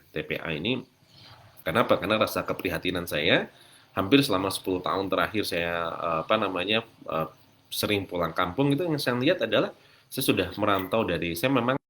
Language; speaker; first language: Indonesian; native; Indonesian